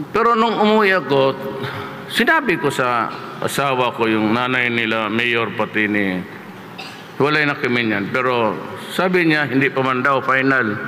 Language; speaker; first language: Filipino; non-native, local second language; Cebuano